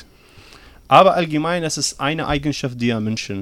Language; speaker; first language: German; non-native, learner; Arabic